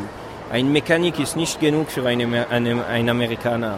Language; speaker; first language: German; non-native, fluent; French